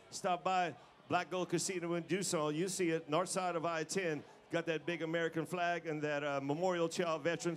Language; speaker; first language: English; early bilingual, other home language; French